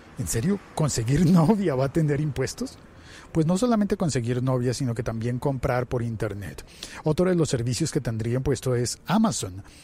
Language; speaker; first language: Spanish; native; Spanish